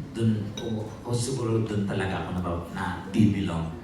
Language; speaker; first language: Filipino; native; Filipino